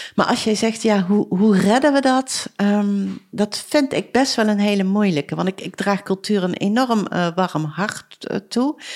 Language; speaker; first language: Dutch; native; Dutch